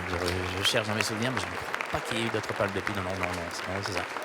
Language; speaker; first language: French; native; French